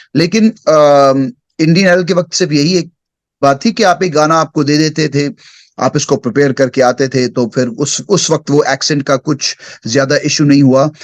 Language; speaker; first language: Hindi; early bilingual, heritage; Hindi